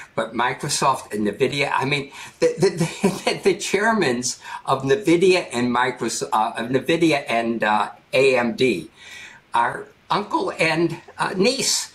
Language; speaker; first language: English; native; English